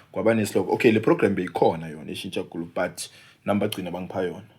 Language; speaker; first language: Zulu; non-native, local second language; Swati